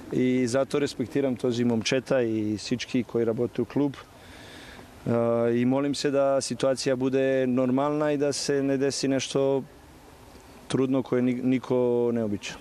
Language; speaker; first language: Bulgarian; non-native, learner; Bosnian